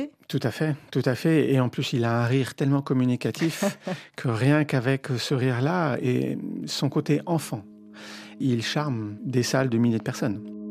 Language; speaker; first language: French; native; French